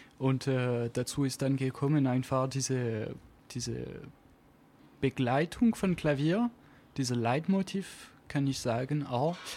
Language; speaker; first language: German; non-native, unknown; French